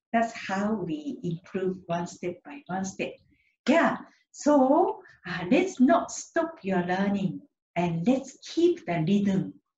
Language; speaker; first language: English; non-native, fluent; Japanese